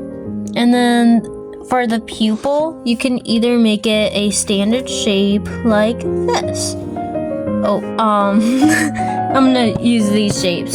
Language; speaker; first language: English; native; English